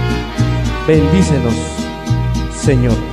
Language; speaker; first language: Spanish; native; Spanish